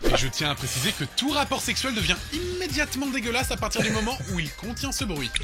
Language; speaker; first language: French; native; French